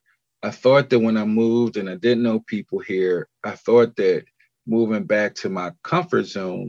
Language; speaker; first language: English; native; English